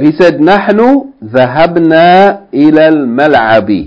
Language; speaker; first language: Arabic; non-native, fluent; English